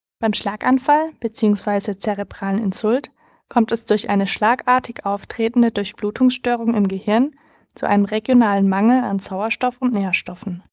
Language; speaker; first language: German; native; German